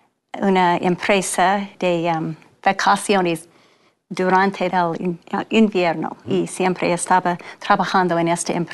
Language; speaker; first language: Spanish; non-native, fluent; English